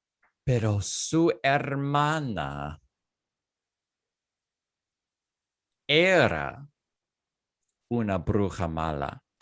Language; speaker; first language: Spanish; non-native, fluent; English